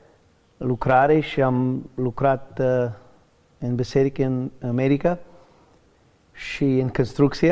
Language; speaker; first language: Romanian; non-native, fluent; English